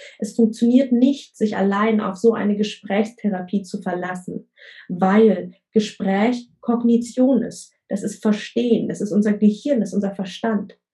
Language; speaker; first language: German; early bilingual, other home language; Vietnamese